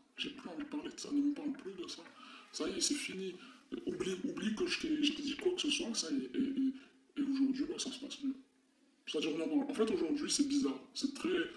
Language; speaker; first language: French; non-native, local second language; Arabic